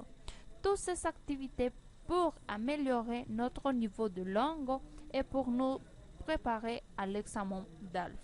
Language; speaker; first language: French; non-native, learner; Spanish